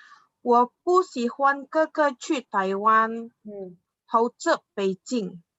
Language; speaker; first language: Chinese; non-native, learner; Indonesian